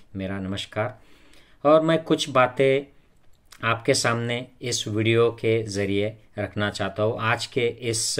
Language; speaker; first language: Hindi; non-native, local second language; Marathi